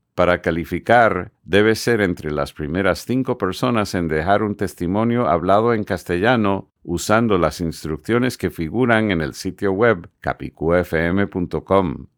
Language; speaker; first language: Spanish; non-native, fluent; English